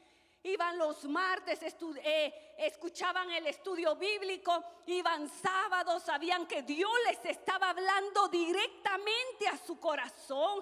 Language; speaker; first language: Spanish; native; Spanish